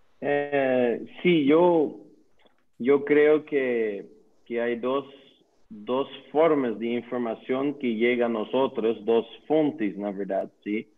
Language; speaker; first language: Spanish; non-native, learner; Dutch